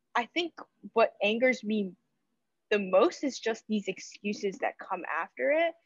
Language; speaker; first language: English; native; English